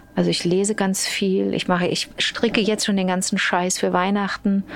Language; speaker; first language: German; native; German